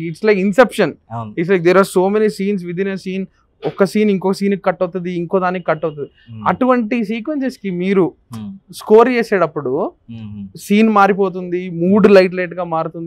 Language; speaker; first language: Telugu; native; Telugu